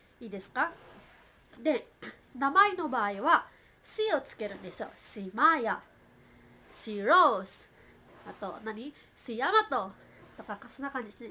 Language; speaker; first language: Japanese; non-native, fluent; Filipino